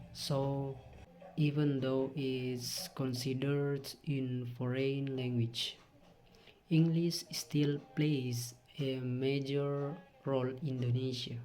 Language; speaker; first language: English; non-native, learner; Indonesian